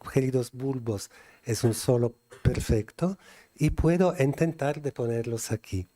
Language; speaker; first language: Spanish; non-native, fluent; Italian